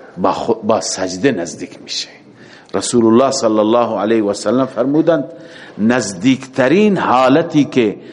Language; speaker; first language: Persian; native; Persian